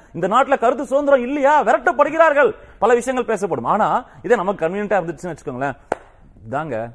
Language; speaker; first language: Tamil; native; Tamil